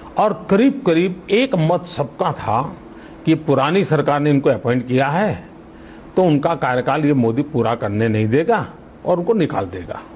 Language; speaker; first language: Hindi; non-native, local second language; Gujarati